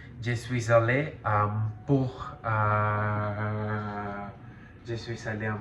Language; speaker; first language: French; non-native, learner; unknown